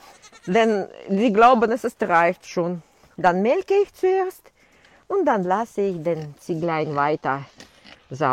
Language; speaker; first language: German; non-native, fluent; Russian